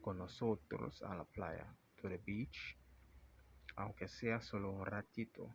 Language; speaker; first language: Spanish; non-native, fluent; English